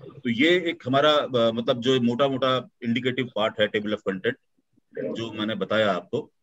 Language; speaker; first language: Hindi; native; Hindi